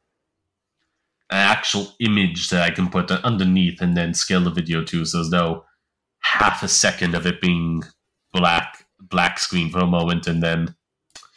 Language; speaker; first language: English; native; English